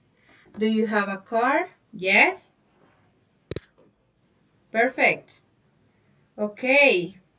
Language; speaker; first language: English; non-native, fluent; Spanish